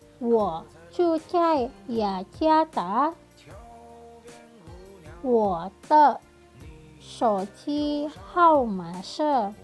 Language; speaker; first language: Chinese; non-native, fluent; Indonesian